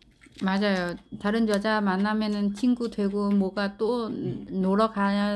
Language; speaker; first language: Korean; non-native, learner; Vietnamese